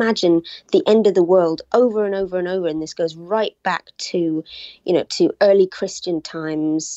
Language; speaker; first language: English; native; English